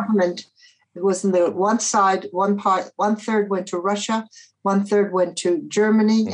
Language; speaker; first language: English; early bilingual, other home language; Polish